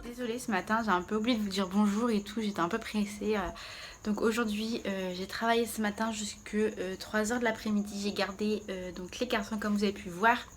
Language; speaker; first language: French; native; French